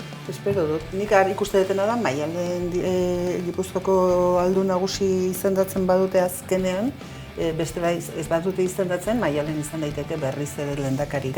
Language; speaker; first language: Basque; native; Basque